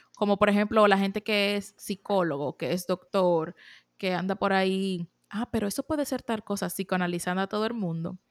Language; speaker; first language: Spanish; native; Spanish